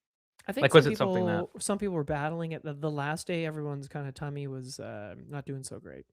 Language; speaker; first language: English; native; English